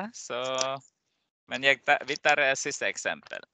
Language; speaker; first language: Swedish; non-native, fluent; Persian